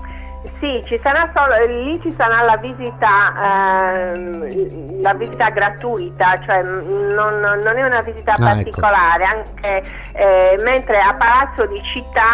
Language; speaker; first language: Italian; native; Italian